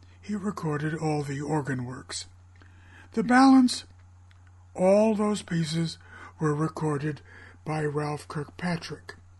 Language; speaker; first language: English; native; English